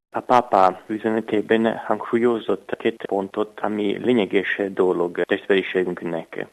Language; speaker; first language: Hungarian; non-native, fluent; Italian